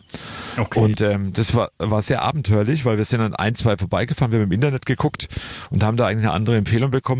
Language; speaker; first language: German; native; German